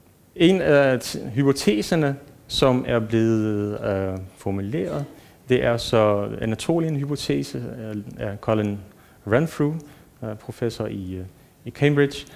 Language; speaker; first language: Danish; non-native, fluent; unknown